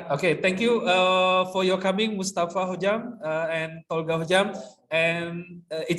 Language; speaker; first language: English; non-native, learner; Indonesian